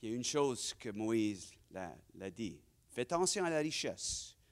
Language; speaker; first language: French; non-native, fluent; English